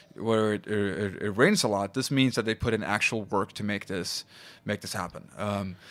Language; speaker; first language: English; non-native, fluent; Swedish